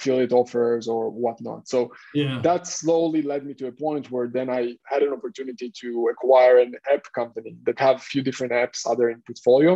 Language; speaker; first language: English; non-native, fluent; Hebrew